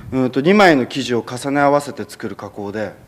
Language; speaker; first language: Japanese; native; Japanese